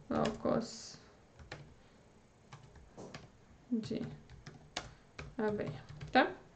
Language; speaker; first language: Portuguese; non-native, fluent; Polish